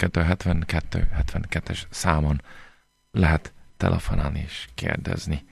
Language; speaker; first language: Hungarian; non-native, fluent; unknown